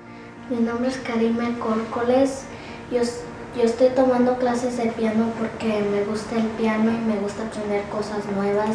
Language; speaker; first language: Spanish; early bilingual, other home language; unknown